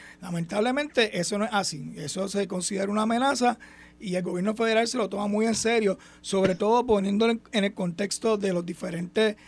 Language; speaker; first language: Spanish; native; Spanish